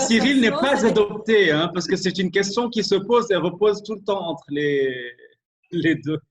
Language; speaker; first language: French; non-native, local second language; Arabic